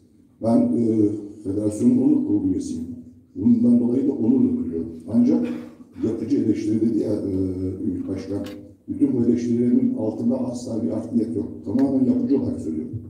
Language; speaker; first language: Turkish; native; Turkish